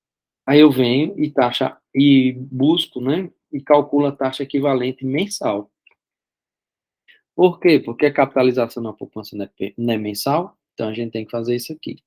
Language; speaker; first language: Portuguese; native; Portuguese